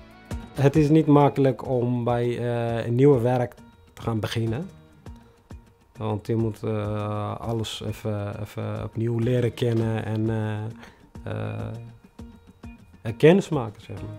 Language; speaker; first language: Dutch; non-native, fluent; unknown